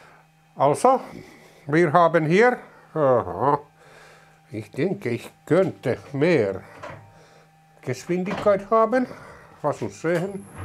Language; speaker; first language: German; non-native, learner; Finnish